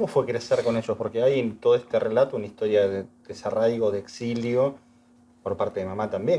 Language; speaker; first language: Spanish; native; Spanish